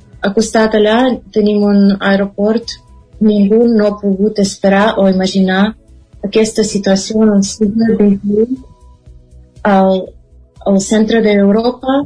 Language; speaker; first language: Catalan; non-native, fluent; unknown